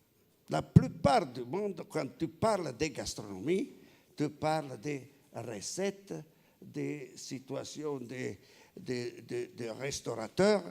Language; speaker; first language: French; non-native, fluent; Italian